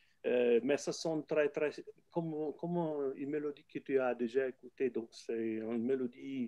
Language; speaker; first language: French; non-native, fluent; Italian